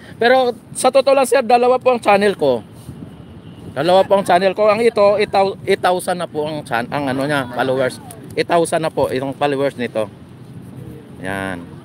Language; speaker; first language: Filipino; non-native, local second language; Cebuano